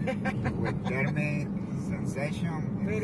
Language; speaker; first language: English; non-native, learner; Spanish